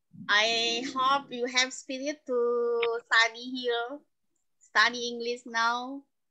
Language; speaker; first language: English; non-native, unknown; Indonesian